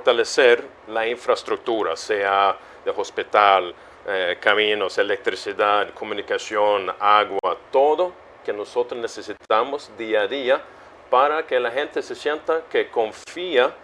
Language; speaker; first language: Spanish; non-native, fluent; Swedish